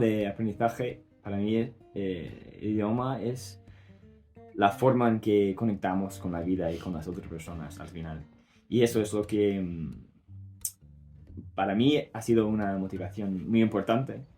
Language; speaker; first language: Spanish; non-native, fluent; English